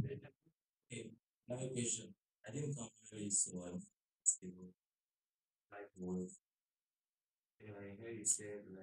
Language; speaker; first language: English; non-native, learner; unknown